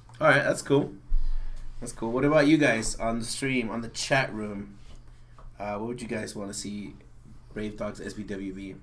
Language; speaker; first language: English; native; English